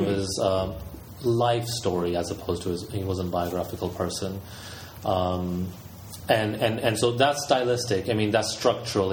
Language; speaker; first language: English; native; English